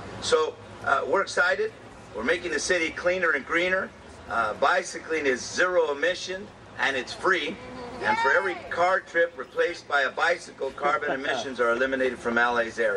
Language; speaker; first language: English; native; English